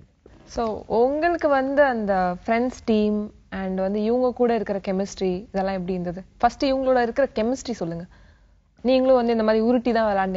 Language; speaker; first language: Tamil; native; Tamil